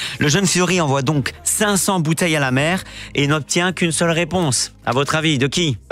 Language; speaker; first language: French; native; French